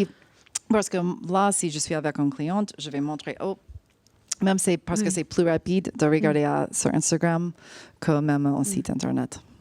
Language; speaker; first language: French; non-native, fluent; English